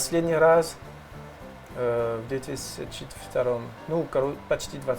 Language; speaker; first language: Russian; non-native, learner; French